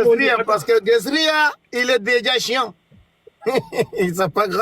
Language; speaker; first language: French; non-native, learner; Arabic